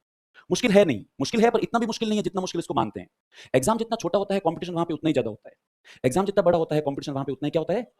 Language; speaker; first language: Hindi; native; Hindi